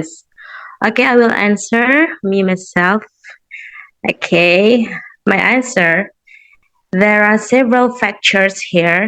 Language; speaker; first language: English; non-native, learner; Indonesian